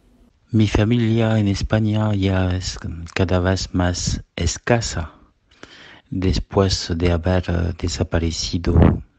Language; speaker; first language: Spanish; early bilingual, heritage; Spanish